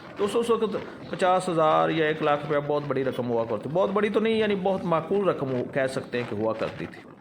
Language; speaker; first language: Urdu; non-native, local second language; Punjabi